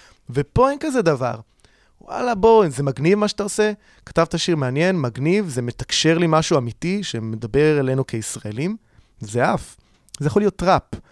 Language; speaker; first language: Hebrew; non-native, fluent; Italian